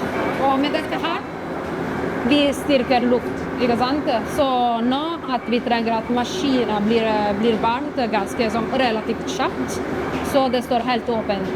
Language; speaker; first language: Norwegian; non-native, fluent; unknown